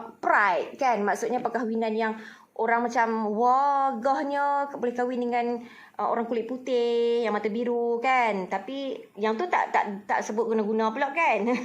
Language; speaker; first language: Malay; native; Malay